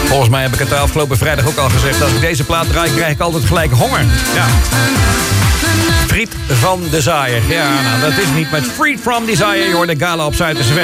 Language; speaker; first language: Dutch; native; Dutch